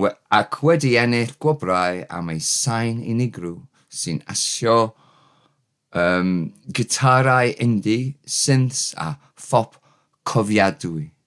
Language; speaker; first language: Welsh; non-native, learner; English